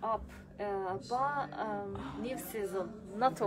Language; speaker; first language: English; non-native, learner; Turkish